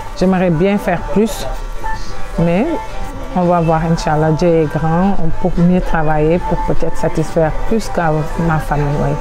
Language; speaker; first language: French; non-native, local second language; Wolof